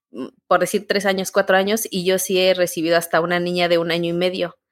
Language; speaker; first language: Spanish; native; Spanish